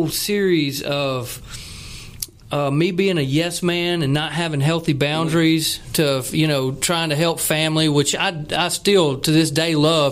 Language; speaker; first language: English; native; English